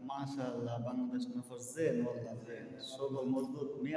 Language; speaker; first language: Arabic; non-native, learner; Bangla